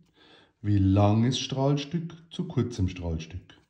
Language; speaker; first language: German; native; German